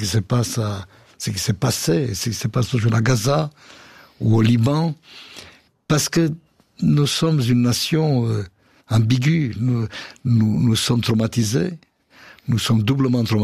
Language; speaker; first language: French; non-native, fluent; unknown